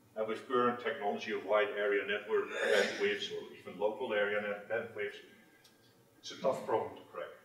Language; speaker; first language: English; non-native, fluent; Dutch